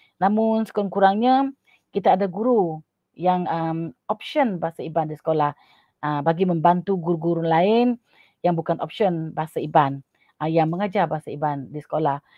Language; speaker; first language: Malay; non-native, local second language; Iban